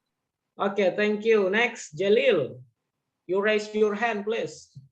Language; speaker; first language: English; non-native, fluent; Indonesian